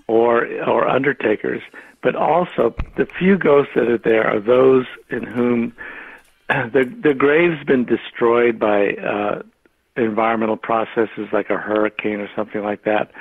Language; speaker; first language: English; native; English